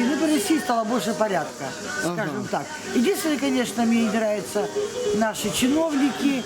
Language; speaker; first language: Russian; native; Russian